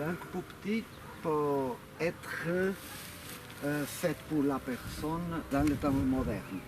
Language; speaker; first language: French; non-native, learner; Portuguese